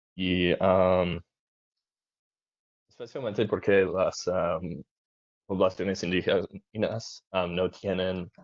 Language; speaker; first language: Spanish; non-native, learner; English